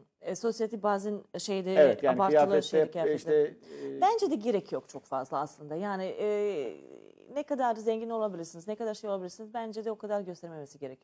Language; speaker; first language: Turkish; non-native, learner; Serbian